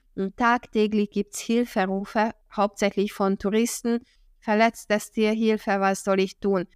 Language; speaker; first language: German; non-native, fluent; Hungarian